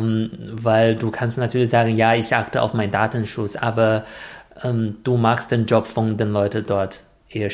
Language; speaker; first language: German; non-native, fluent; Chinese